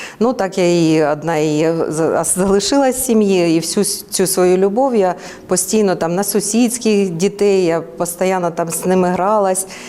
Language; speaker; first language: Ukrainian; native; Ukrainian